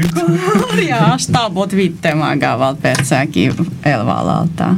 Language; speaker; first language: Hungarian; non-native, fluent; Armenian